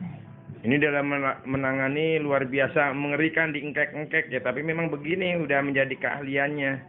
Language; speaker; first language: Indonesian; native; Indonesian